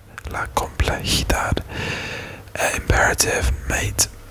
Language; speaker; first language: Spanish; non-native, learner; English